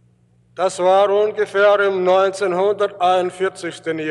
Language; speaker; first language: German; early bilingual, heritage; German